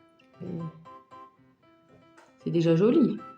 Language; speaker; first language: French; native; French